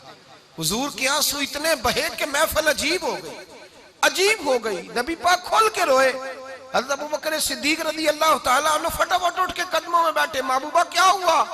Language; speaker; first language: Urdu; non-native, local second language; Punjabi